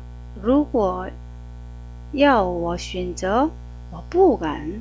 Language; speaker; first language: Chinese; non-native, fluent; Korean